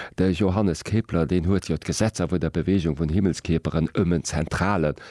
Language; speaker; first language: Luxembourgish; native; Luxembourgish